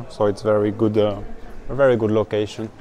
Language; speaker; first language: English; non-native, fluent; French